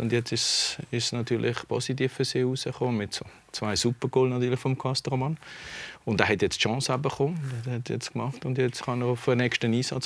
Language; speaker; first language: German; native; German